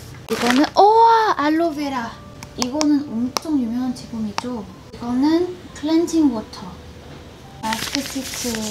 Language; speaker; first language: Korean; non-native, fluent; Vietnamese